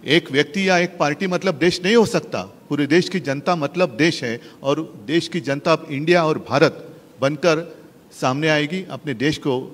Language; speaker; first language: Hindi; non-native, local second language; Marathi